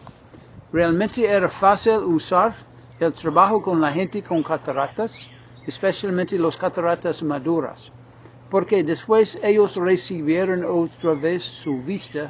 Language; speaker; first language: Spanish; non-native, fluent; English